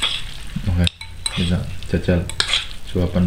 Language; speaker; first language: Indonesian; non-native, local second language; Javanese